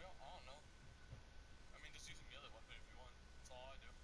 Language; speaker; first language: English; native; English